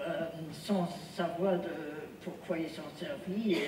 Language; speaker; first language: French; non-native, fluent; English